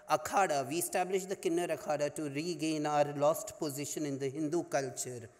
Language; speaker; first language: English; non-native, local second language; Hindi